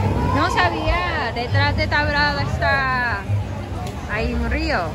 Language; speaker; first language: Spanish; non-native, learner; Japanese